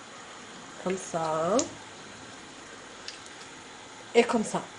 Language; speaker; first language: French; non-native, local second language; Arabic